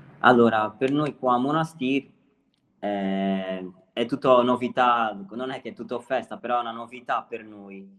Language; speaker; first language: Italian; non-native, fluent; Portuguese